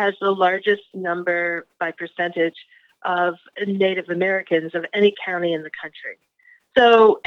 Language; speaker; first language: English; native; English